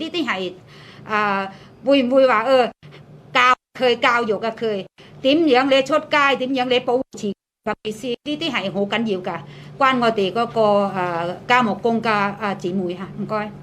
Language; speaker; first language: Cantonese; non-native, fluent; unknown